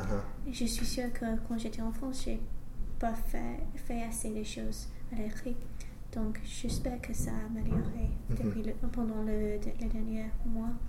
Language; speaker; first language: French; non-native, learner; English